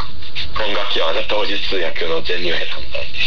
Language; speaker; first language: Japanese; non-native, learner; Chinese